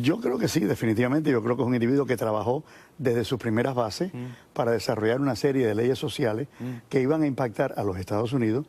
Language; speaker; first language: Spanish; native; Spanish